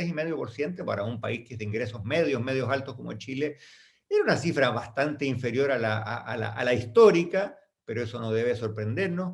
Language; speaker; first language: Spanish; native; Spanish